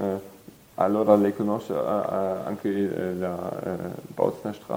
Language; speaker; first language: Italian; non-native, learner; German